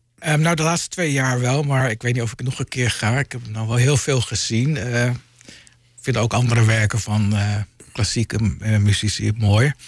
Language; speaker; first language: Dutch; native; Dutch